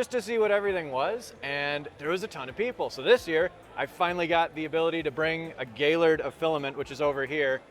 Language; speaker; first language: English; native; English